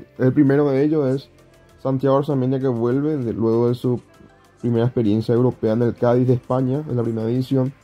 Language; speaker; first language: Spanish; native; Spanish